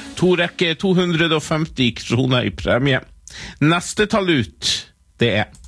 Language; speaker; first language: Norwegian; native; Norwegian